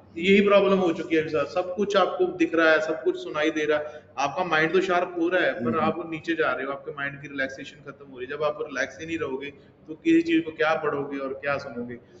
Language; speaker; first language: Hindi; non-native, local second language; Punjabi